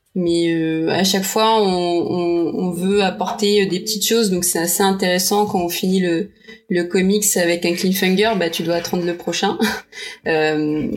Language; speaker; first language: French; early bilingual, heritage; Portuguese